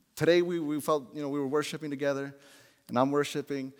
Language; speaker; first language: English; early bilingual, other home language; Spanish